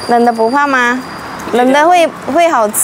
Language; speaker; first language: Chinese; non-native, fluent; Indonesian